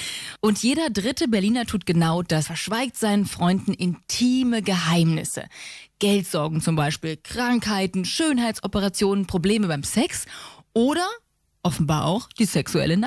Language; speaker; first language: German; native; German